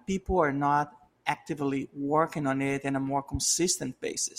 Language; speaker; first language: English; non-native, fluent; Portuguese